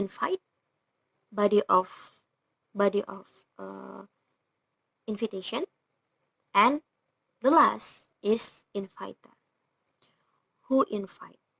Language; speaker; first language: English; non-native, learner; Indonesian